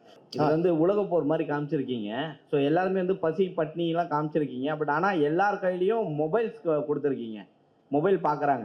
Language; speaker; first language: Tamil; native; Tamil